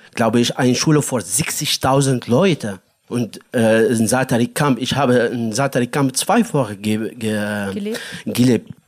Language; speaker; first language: German; non-native, learner; Arabic